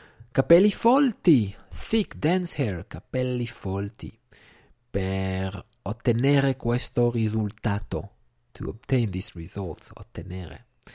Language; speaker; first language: Italian; non-native, fluent; Hebrew